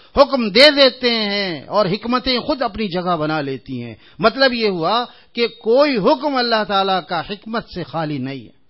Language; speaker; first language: Urdu; native; Urdu